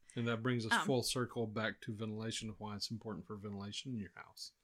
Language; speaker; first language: English; native; English